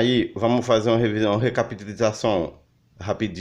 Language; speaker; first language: Portuguese; non-native, learner; Haitian Creole